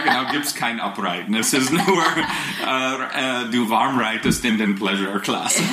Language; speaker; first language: German; non-native, fluent; English